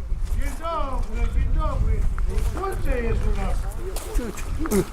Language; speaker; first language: Polish; early bilingual, heritage; Polish